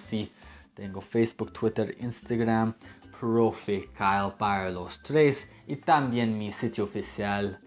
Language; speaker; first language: Spanish; non-native, fluent; English